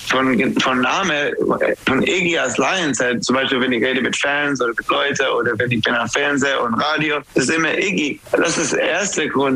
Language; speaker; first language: German; non-native, fluent; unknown